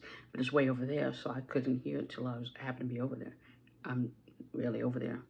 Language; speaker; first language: English; native; English